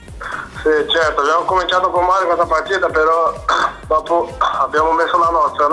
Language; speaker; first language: Italian; non-native, fluent; Portuguese